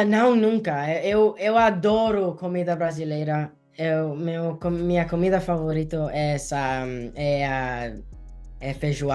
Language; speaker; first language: Portuguese; early bilingual, heritage; English